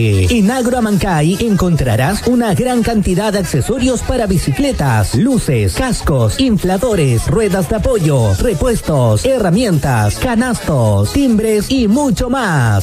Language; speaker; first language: Spanish; native; Spanish